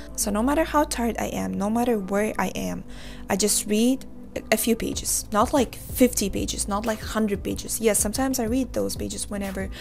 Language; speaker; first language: English; non-native, fluent; Uzbek